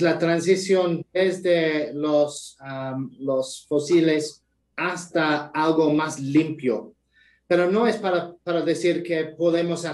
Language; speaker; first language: Spanish; non-native, fluent; English